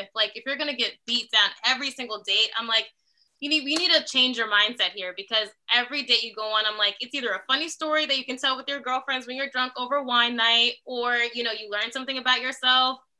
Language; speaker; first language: English; native; English